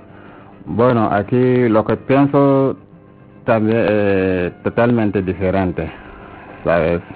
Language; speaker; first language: Spanish; non-native, learner; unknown